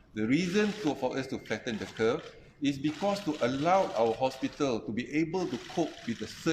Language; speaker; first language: English; non-native, local second language; Malay